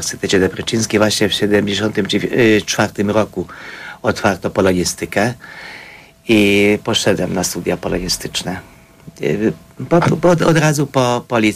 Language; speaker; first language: Polish; non-native, fluent; Hungarian